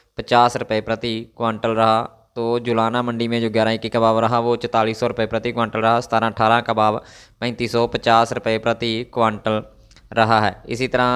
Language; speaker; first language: Hindi; non-native, local second language; Punjabi